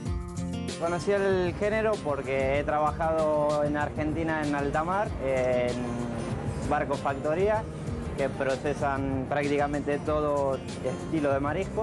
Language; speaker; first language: Spanish; native; Spanish